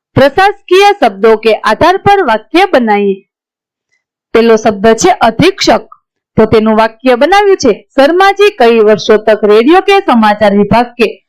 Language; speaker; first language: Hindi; non-native, local second language; Gujarati